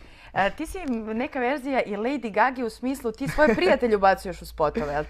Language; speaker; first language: Bosnian; native; Bosnian